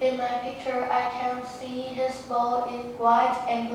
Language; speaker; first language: English; non-native, learner; Vietnamese